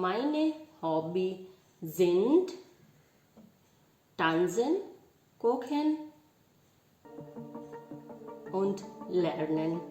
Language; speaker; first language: German; non-native, learner; Hindi